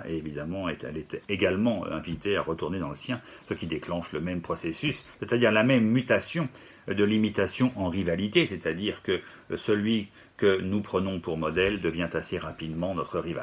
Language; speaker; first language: French; native; French